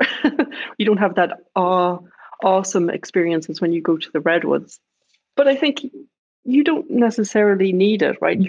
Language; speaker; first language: English; native; English